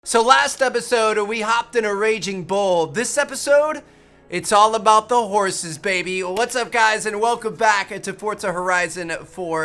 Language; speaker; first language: English; native; English